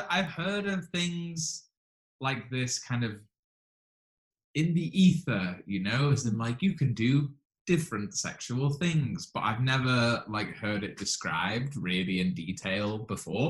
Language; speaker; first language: English; native; English